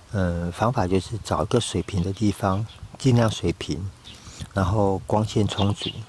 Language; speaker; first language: Chinese; native; Chinese